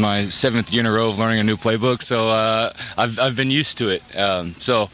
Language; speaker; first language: English; native; English